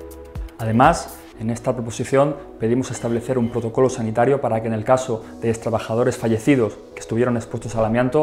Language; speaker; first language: Spanish; native; Spanish